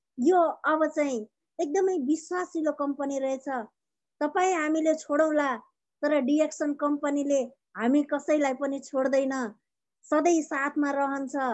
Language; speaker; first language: Nepali; native; Nepali